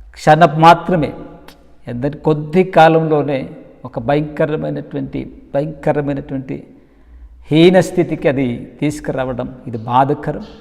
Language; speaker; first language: Telugu; non-native, local second language; Koya